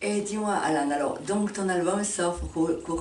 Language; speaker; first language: French; native; French